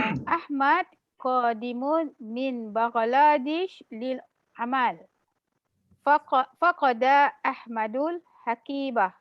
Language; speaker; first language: Arabic; non-native, learner; Malay